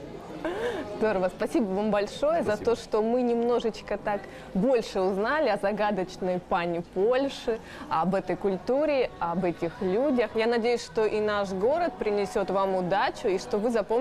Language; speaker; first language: Russian; native; Russian